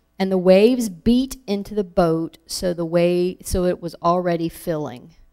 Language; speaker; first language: English; native; English